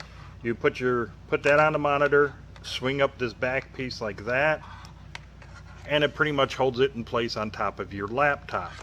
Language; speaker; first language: English; native; English